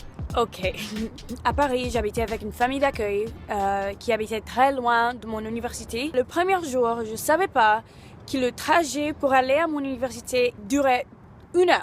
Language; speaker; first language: French; non-native, fluent; English